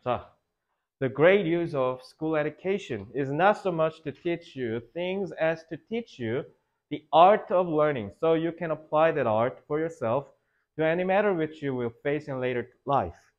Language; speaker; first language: English; non-native, fluent; Korean